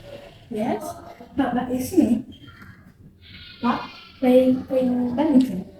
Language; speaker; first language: English; non-native, learner; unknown